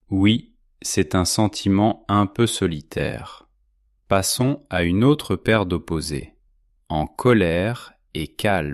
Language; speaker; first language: French; native; French